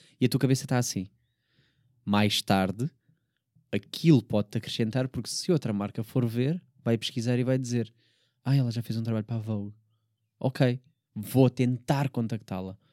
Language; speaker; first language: Portuguese; native; Portuguese